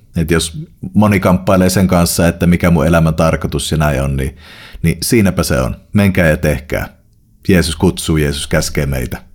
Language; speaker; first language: Finnish; native; Finnish